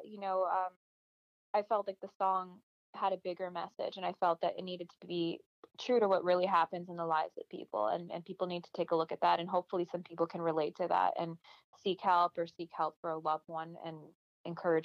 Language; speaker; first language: English; native; English